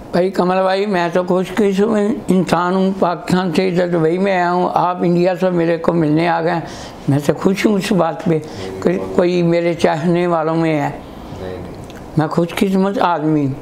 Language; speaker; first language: Hindi; non-native, local second language; Punjabi